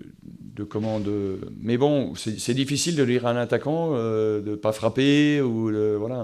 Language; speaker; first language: French; native; French